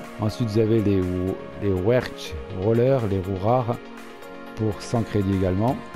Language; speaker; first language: French; native; French